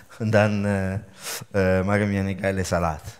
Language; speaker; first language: German; non-native, learner; Italian